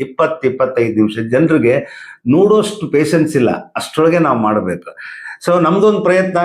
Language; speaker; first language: Kannada; native; Kannada